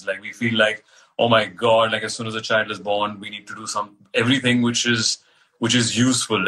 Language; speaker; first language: English; non-native, local second language; Hindi